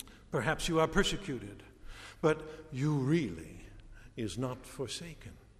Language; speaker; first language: English; native; English